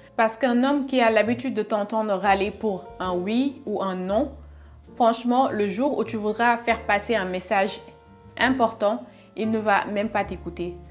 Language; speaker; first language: French; non-native, local second language; Wolof